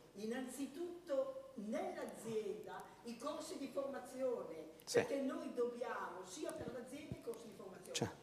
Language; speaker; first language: Italian; native; Italian